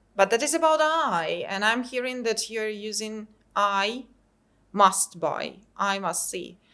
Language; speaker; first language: English; non-native, fluent; Ukrainian